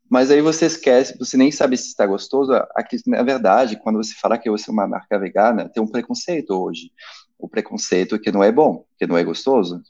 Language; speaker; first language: Portuguese; non-native, fluent; French